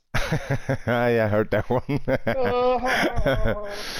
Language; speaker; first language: English; non-native, fluent; German